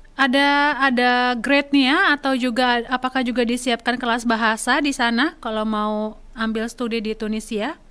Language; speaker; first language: Indonesian; native; Indonesian